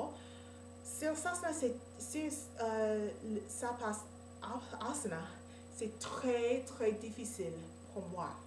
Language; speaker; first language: French; non-native, learner; English